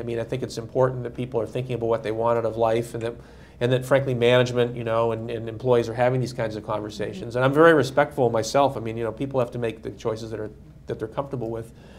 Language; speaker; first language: English; native; English